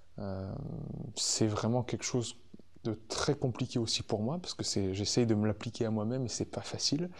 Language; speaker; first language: French; native; French